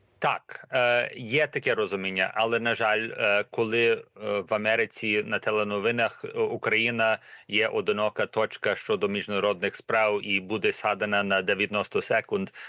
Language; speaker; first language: Ukrainian; early bilingual, heritage; Ukrainian